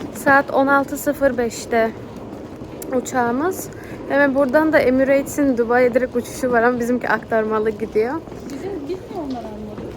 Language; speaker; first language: Turkish; early bilingual, heritage; Turkish